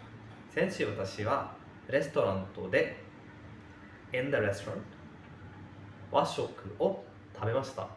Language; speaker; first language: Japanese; non-native, fluent; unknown